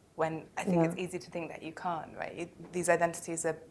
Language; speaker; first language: English; early bilingual, other home language; Russian